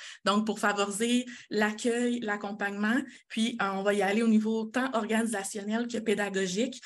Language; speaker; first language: French; native; French